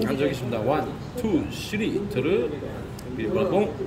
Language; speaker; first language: Korean; native; Korean